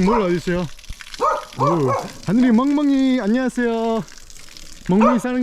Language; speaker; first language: Korean; non-native, learner; English